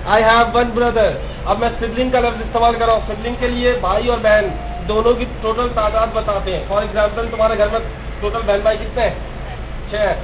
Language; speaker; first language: Urdu; native; Urdu